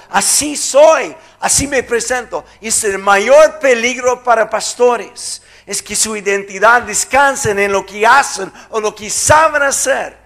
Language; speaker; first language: Spanish; non-native, fluent; English